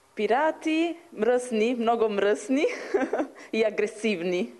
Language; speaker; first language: Bulgarian; non-native, learner; Italian